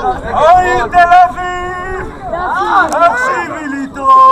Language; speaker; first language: Hebrew; native; Hebrew